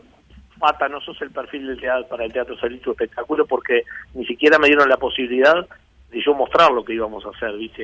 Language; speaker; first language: Spanish; native; Spanish